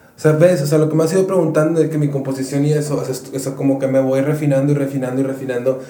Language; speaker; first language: Spanish; native; Spanish